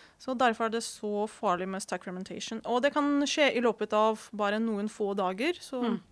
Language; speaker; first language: Norwegian; non-native, fluent; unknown